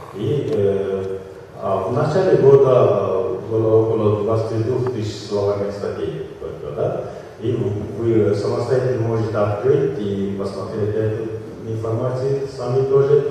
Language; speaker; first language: Russian; non-native, local second language; Kyrgyz